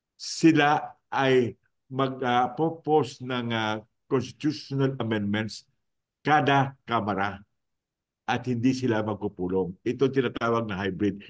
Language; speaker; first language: Filipino; non-native, local second language; Bikol